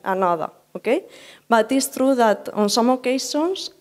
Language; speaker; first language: English; non-native, learner; Spanish